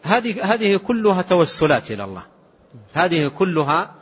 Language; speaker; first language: Arabic; native; Arabic